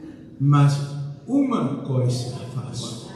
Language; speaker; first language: Portuguese; non-native, learner; English